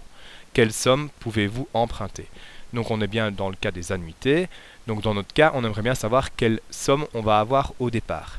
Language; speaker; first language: French; native; French